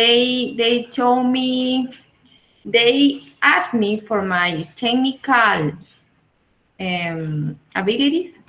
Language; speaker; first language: English; non-native, learner; Spanish